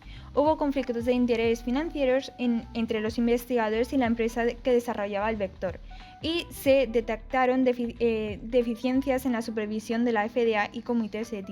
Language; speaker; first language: Spanish; native; Spanish